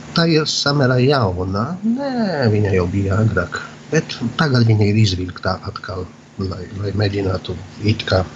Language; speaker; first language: Latvian; non-native, fluent; Polish